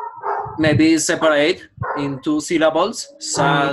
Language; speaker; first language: English; non-native, learner; Spanish